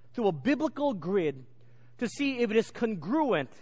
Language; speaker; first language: English; native; English